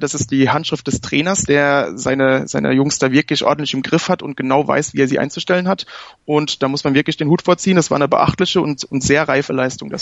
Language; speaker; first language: German; native; German